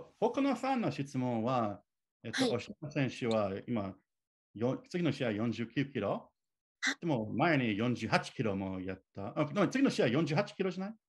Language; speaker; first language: Japanese; non-native, learner; English